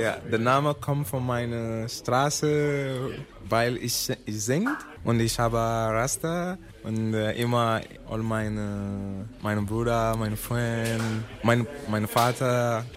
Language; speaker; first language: German; non-native, learner; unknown